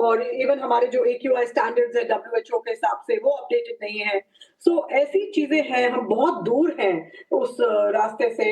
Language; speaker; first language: Hindi; native; Hindi